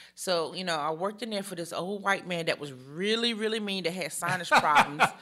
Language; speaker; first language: English; early bilingual, other home language; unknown